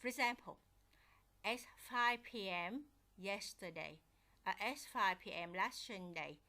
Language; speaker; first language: English; non-native, fluent; Vietnamese